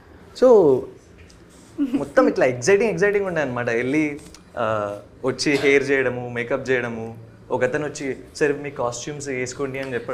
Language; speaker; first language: Telugu; native; Telugu